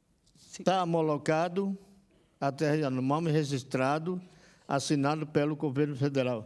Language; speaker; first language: Portuguese; non-native, local second language; Yanomámi